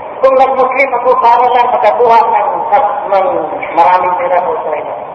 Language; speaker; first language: Filipino; non-native, local second language; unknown